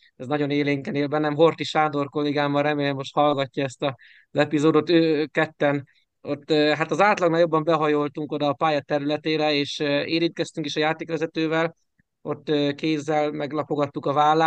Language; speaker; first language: Hungarian; native; Hungarian